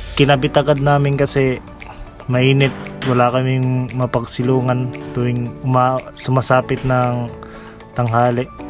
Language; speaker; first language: Filipino; non-native, local second language; Cebuano